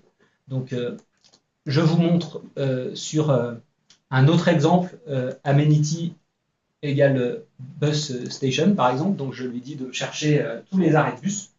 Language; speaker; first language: French; native; French